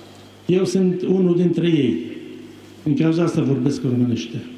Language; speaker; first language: Romanian; non-native, fluent; Arabic